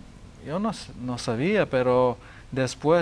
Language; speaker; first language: Spanish; non-native, learner; Lithuanian